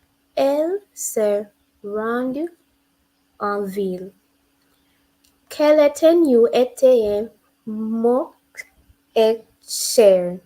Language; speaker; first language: French; non-native, learner; English